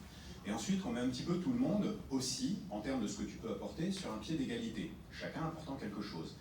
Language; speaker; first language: French; native; French